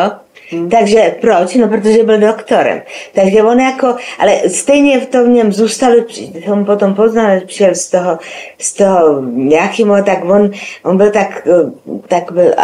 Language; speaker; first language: Czech; non-native, local second language; Slovak